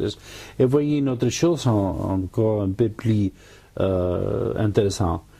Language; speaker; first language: French; non-native, learner; Catalan